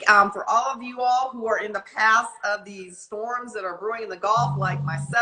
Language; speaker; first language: English; native; English